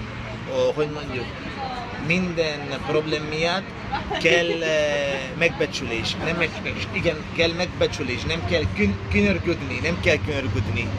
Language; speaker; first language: Hungarian; non-native, learner; Greek